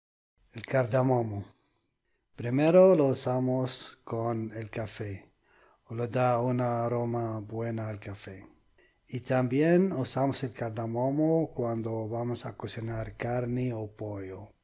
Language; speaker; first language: Spanish; non-native, fluent; Arabic